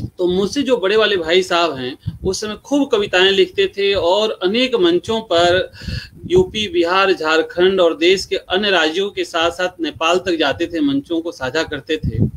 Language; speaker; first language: Hindi; non-native, local second language; Bhojpuri